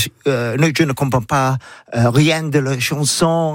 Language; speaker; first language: French; non-native, learner; English